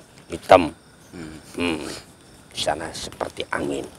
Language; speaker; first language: Indonesian; native; Indonesian